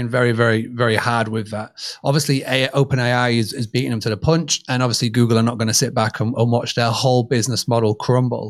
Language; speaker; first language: English; native; English